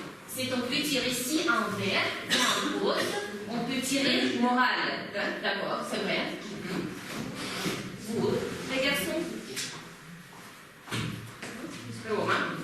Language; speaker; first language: French; non-native, fluent; Russian